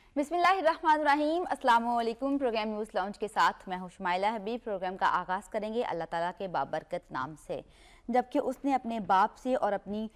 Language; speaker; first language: Urdu; native; Urdu